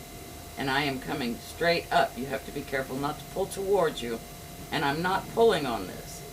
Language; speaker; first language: English; native; English